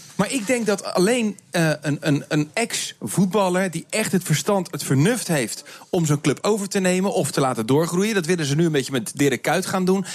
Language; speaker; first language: Dutch; native; Dutch